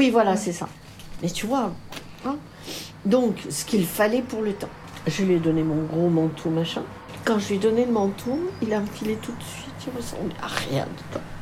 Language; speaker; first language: French; native; French